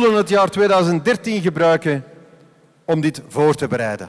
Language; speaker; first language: Dutch; native; Dutch